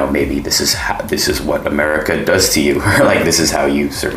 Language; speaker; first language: English; native; English